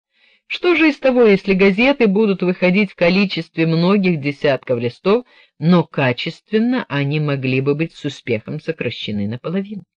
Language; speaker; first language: Russian; native; Russian